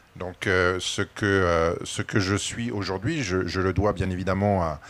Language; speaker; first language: French; native; French